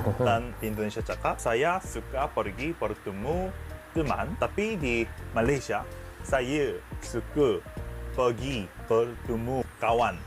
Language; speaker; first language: Malay; non-native, learner; Korean